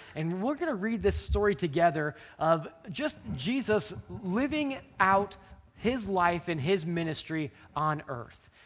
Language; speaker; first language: English; native; English